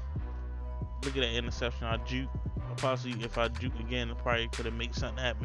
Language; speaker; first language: English; native; English